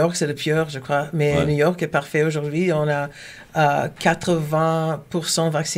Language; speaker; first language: French; non-native, learner; Portuguese